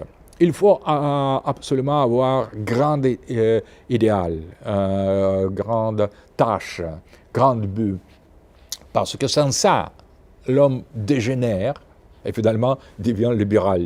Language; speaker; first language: French; non-native, fluent; Russian